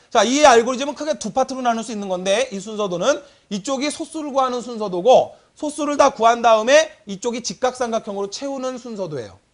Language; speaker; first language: Korean; native; Korean